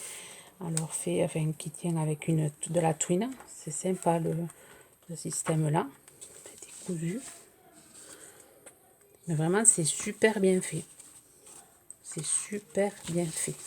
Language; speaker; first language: French; native; French